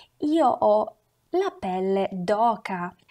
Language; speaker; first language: Italian; non-native, fluent; Russian